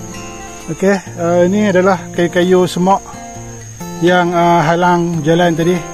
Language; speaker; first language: Malay; native; Malay